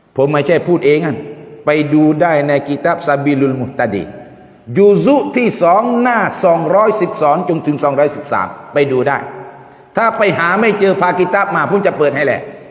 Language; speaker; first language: Thai; non-native, local second language; Malay